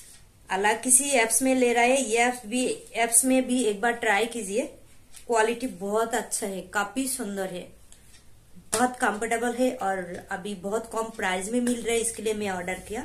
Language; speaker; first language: Hindi; non-native, local second language; Bangla